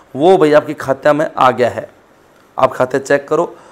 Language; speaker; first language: Hindi; native; Hindi